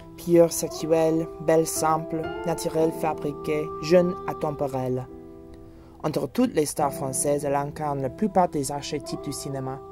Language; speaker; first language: French; non-native, fluent; English